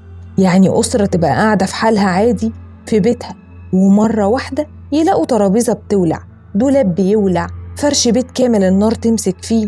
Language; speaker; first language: Arabic; native; Arabic